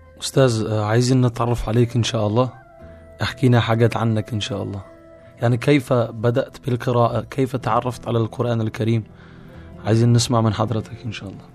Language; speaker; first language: Arabic; non-native, fluent; Turkish